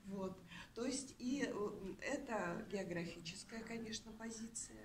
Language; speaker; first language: Russian; native; Russian